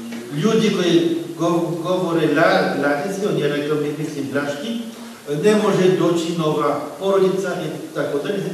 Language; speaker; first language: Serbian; non-native, fluent; French